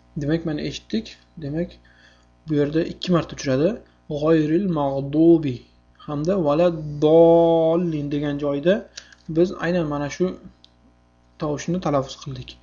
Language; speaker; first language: Uzbek; native; Uzbek